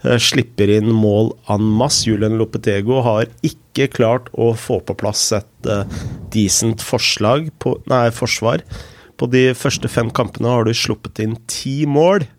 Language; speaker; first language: Norwegian; native; Norwegian